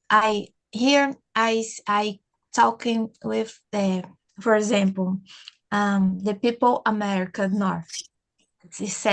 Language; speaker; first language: English; non-native, learner; Portuguese